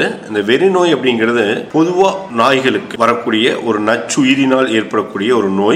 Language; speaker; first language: Tamil; native; Tamil